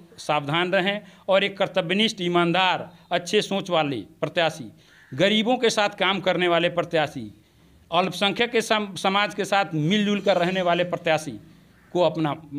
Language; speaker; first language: Hindi; native; Hindi